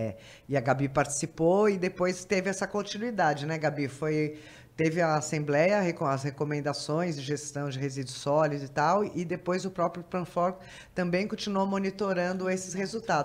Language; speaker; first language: Portuguese; native; Portuguese